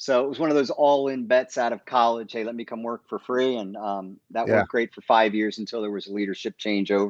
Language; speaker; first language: English; native; English